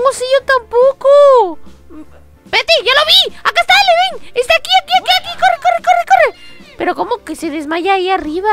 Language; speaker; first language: Spanish; native; Spanish